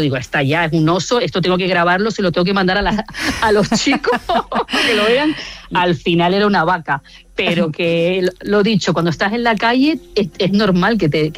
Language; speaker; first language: Spanish; native; Spanish